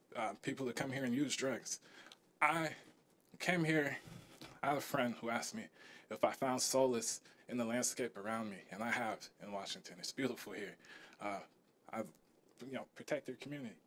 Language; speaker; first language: English; native; English